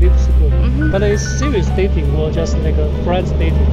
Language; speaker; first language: English; non-native, learner; Chinese